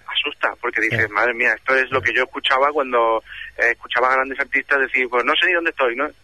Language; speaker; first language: Spanish; native; Spanish